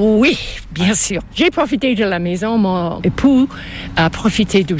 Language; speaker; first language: French; non-native, local second language; English